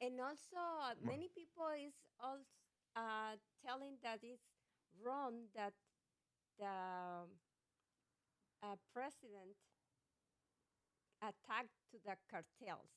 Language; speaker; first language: English; non-native, learner; Spanish